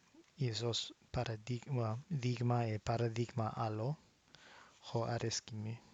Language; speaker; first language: Greek; non-native, learner; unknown